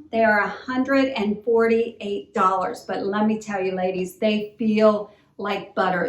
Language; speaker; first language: English; native; English